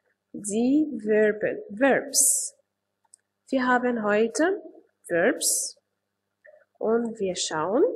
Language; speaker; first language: German; non-native, fluent; Arabic